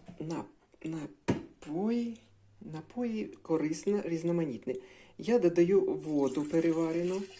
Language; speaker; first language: Ukrainian; non-native, local second language; Russian